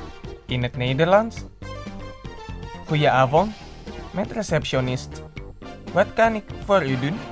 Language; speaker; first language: Dutch; non-native, fluent; Indonesian